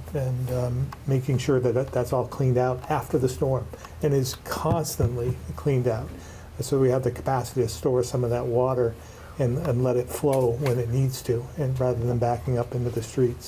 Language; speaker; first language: English; native; English